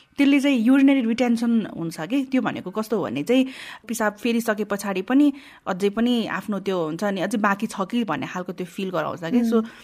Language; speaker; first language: Nepali; native; Nepali